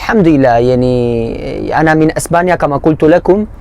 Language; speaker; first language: Arabic; non-native, learner; Spanish